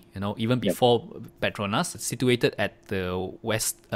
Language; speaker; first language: English; non-native, local second language; Chinese